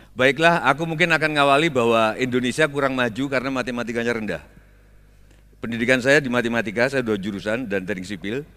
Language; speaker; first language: Indonesian; native; Indonesian